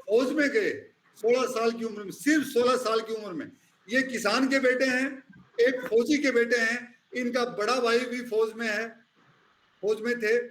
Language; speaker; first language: Hindi; native; Hindi